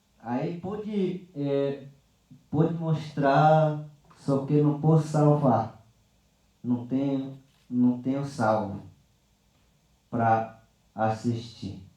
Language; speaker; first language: Portuguese; non-native, local second language; Yanomámi